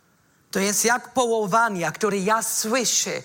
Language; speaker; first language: Polish; non-native, fluent; German